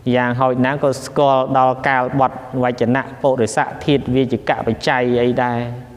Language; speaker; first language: Khmer; native; Khmer